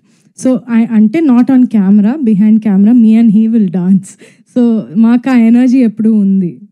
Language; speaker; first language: Telugu; non-native, fluent; Tamil